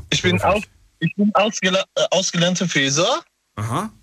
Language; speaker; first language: German; non-native, learner; Persian